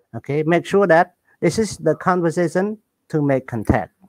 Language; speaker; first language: English; non-native, learner; Khmer